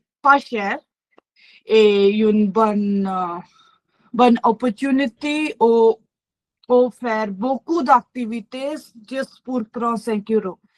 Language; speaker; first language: French; non-native, learner; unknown